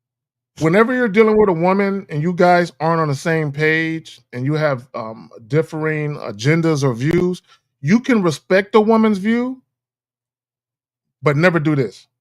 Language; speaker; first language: English; native; English